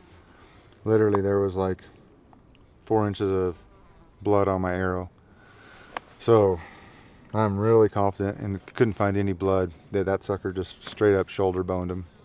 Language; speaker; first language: English; native; English